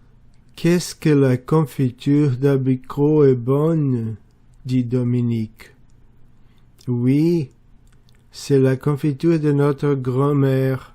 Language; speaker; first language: French; non-native, learner; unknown